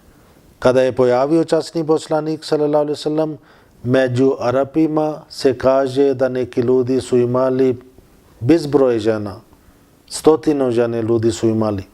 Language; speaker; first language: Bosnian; non-native, learner; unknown